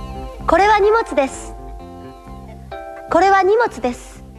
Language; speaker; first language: Japanese; non-native, learner; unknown